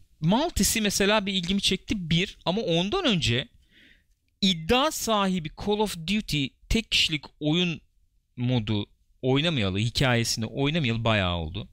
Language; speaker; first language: Turkish; native; Turkish